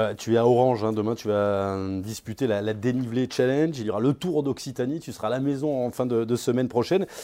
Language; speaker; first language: French; native; French